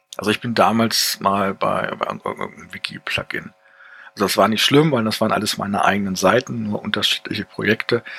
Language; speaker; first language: German; native; German